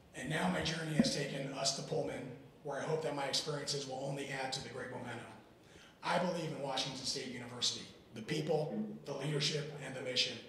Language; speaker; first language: English; native; English